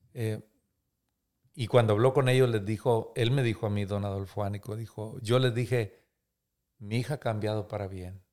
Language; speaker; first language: Spanish; native; Spanish